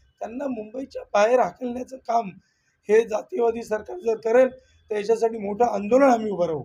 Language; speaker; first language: Marathi; native; Marathi